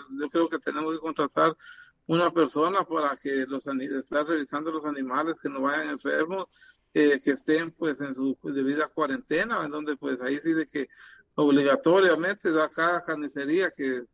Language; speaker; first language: Spanish; native; Spanish